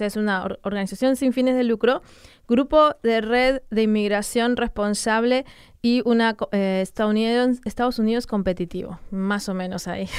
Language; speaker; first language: Spanish; native; Spanish